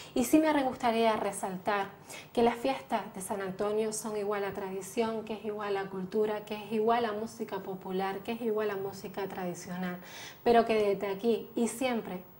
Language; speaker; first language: Spanish; native; Spanish